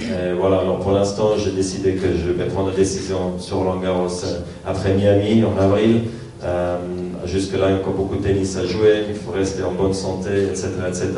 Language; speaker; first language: French; non-native, fluent; German